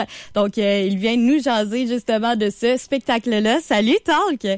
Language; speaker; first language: French; native; French